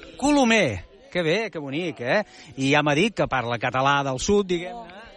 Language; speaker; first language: Catalan; native; Catalan